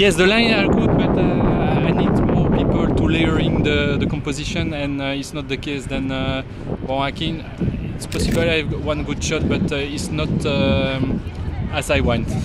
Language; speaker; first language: English; non-native, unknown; French